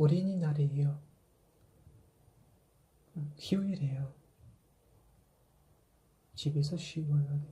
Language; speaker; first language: Korean; non-native, fluent; Kazakh